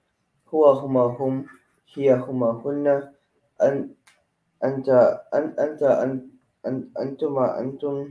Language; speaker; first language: Arabic; non-native, learner; Filipino